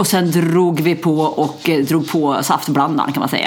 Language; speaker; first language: Swedish; native; Swedish